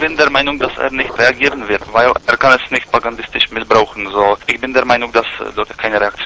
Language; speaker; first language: German; non-native, fluent; Czech